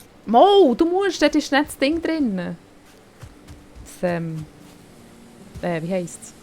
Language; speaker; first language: German; native; German